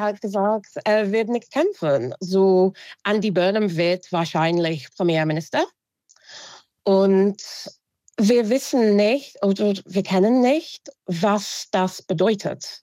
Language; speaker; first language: German; non-native, fluent; English